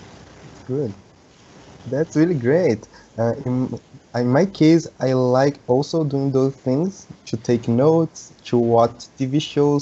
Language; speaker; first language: English; non-native, learner; Portuguese